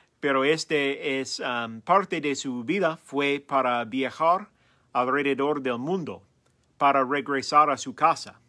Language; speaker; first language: Spanish; non-native, learner; English